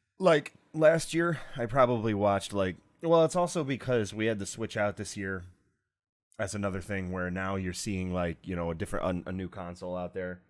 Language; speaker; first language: English; native; English